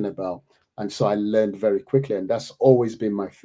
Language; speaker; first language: English; native; English